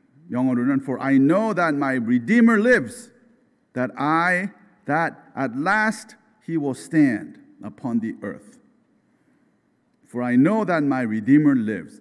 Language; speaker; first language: English; non-native, fluent; Korean